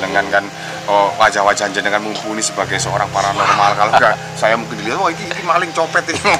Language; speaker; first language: Indonesian; native; Indonesian